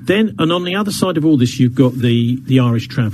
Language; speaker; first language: English; native; English